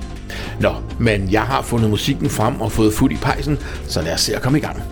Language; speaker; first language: Danish; native; Danish